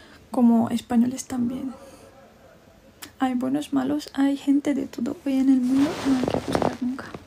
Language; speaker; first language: Spanish; non-native, fluent; Romanian